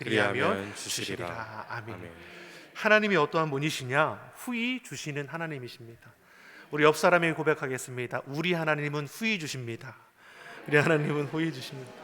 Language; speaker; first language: Korean; native; Korean